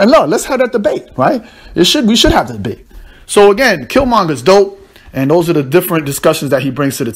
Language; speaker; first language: English; native; English